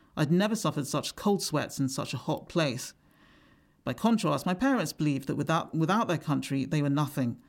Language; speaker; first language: English; native; English